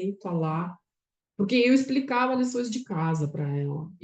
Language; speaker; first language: Portuguese; non-native, fluent; Russian